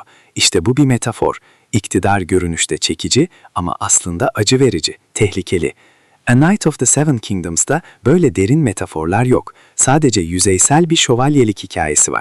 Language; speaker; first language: Turkish; native; Turkish